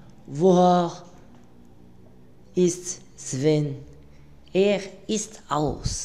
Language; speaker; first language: German; non-native, learner; Arabic